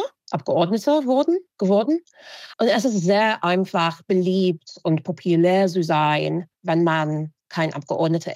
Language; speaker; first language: German; non-native, fluent; English